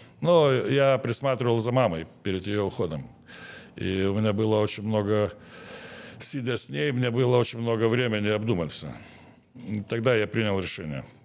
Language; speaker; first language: Russian; non-native, local second language; Lithuanian